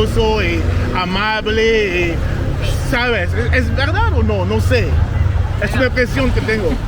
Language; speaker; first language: Spanish; non-native, learner; English